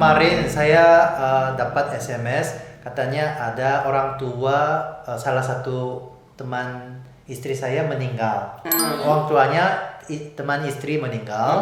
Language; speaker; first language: Indonesian; non-native, fluent; Korean